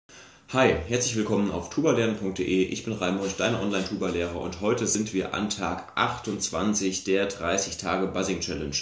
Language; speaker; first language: German; native; German